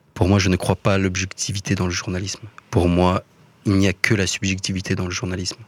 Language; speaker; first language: French; native; French